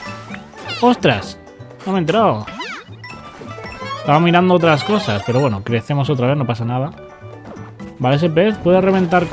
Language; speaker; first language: Spanish; native; Spanish